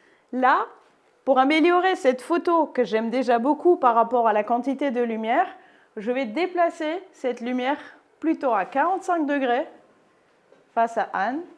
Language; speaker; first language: French; native; French